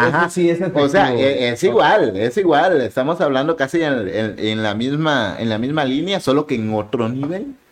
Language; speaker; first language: Spanish; native; Spanish